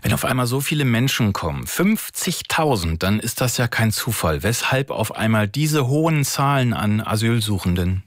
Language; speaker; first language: German; native; German